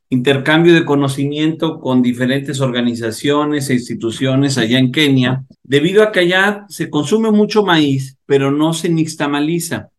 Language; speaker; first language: Spanish; native; Spanish